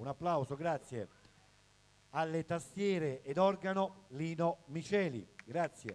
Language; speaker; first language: Italian; native; Italian